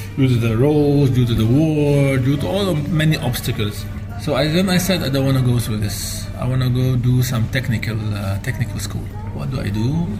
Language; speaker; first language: English; non-native, fluent; Arabic